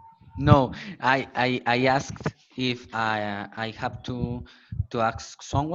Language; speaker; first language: English; non-native, learner; Spanish